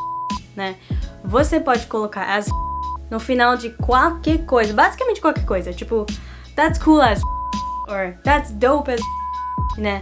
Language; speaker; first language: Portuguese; non-native, fluent; English